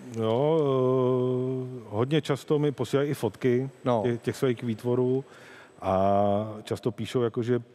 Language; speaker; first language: Czech; native; Czech